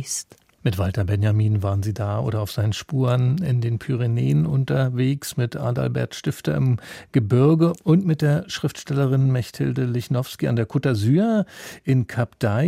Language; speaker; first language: German; native; German